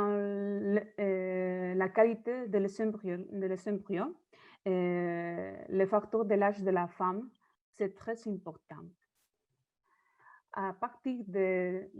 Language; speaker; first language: French; non-native, learner; Spanish